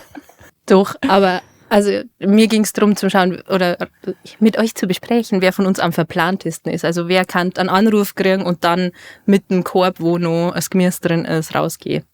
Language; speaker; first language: German; native; German